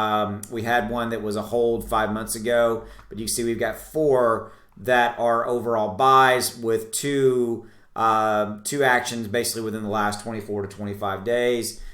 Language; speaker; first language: English; native; English